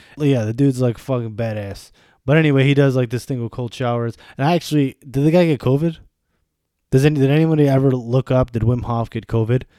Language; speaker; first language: English; early bilingual, other home language; Bosnian